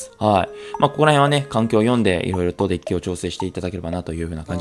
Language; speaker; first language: Japanese; native; Japanese